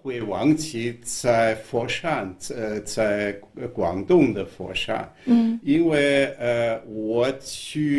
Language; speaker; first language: Chinese; non-native, fluent; German